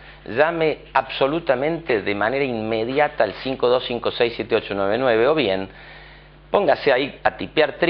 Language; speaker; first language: Spanish; native; Spanish